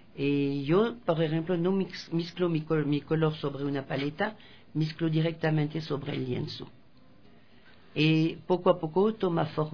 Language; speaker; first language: Spanish; non-native, fluent; French